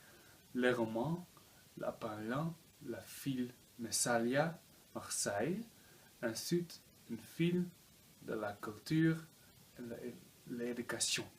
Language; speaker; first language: French; non-native, learner; Dutch